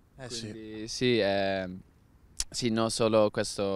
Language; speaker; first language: Italian; non-native, learner; Dutch